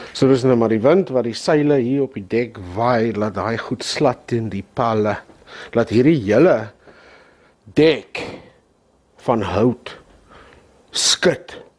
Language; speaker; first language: Afrikaans; non-native, local second language; English